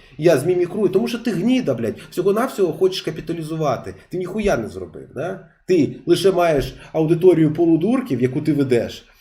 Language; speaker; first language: Ukrainian; non-native, local second language; Russian